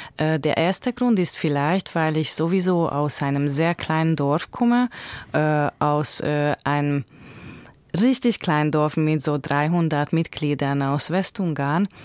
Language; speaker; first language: German; non-native, fluent; Hungarian